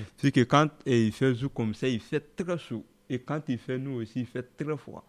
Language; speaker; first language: French; non-native, local second language; Dyula